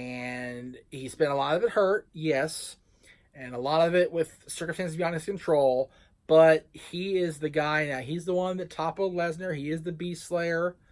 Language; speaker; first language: English; native; English